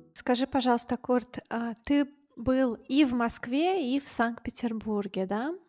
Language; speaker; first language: Russian; native; Russian